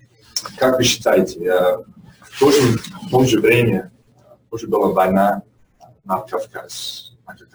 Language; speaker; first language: Russian; non-native, fluent; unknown